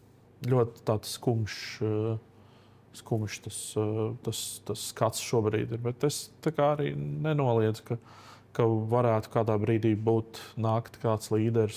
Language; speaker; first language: Latvian; native; Latvian